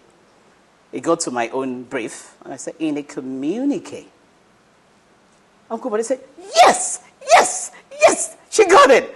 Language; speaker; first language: English; non-native, local second language; Yoruba